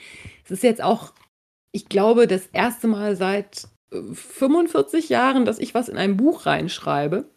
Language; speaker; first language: German; native; German